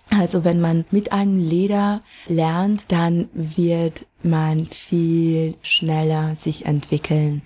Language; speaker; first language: German; non-native, fluent; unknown